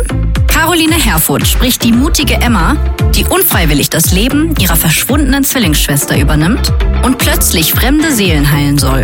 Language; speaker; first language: German; native; German